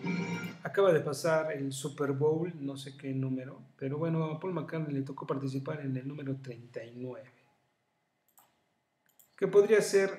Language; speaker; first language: Spanish; native; Spanish